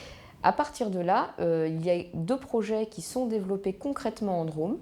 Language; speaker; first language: French; native; French